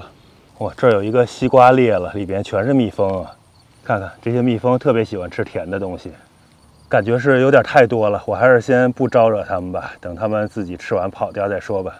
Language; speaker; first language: Chinese; native; Chinese